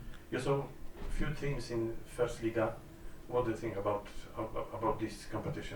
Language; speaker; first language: English; non-native, learner; Polish